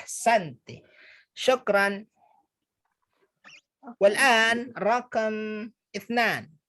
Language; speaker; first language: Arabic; non-native, fluent; Indonesian